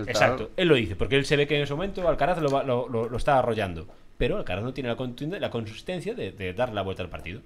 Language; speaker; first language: Spanish; native; Spanish